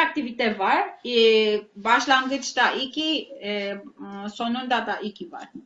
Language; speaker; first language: Turkish; non-native, fluent; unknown